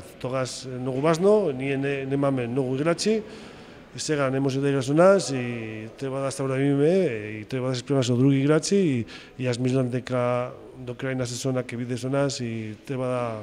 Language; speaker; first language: Macedonian; non-native, fluent; Spanish